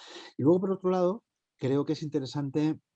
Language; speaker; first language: Spanish; native; Spanish